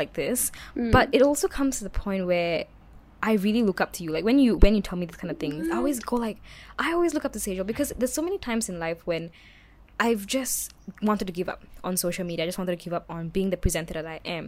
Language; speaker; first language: English; native; English